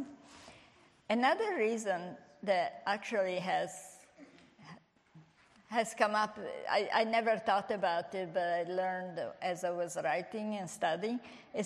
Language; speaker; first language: English; non-native, fluent; Italian